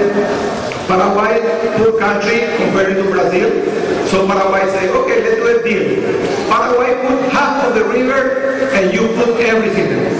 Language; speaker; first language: English; non-native, fluent; Spanish